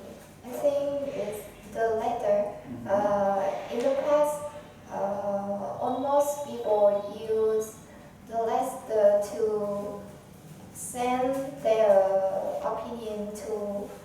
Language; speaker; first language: English; non-native, learner; Vietnamese